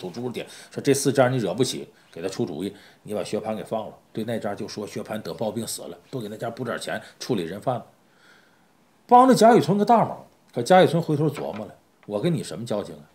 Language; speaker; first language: Chinese; native; Chinese